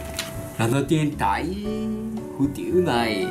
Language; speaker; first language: Vietnamese; non-native, learner; Japanese